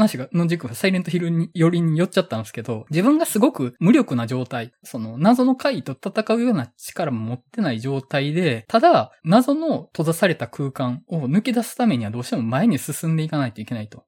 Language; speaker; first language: Japanese; native; Japanese